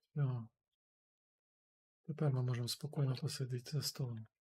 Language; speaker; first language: Ukrainian; native; Ukrainian